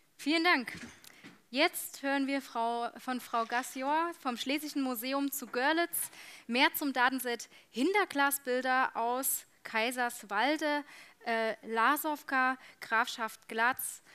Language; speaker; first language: German; native; German